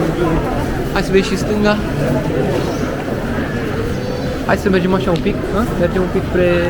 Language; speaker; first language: Romanian; native; Romanian